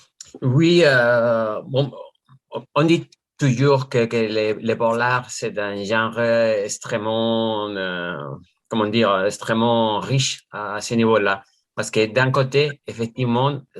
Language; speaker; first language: French; non-native, fluent; Spanish